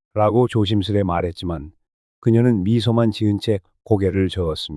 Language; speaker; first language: Korean; native; Korean